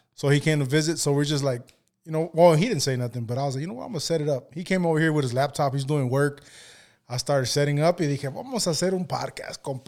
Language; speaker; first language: English; early bilingual, other home language; Spanish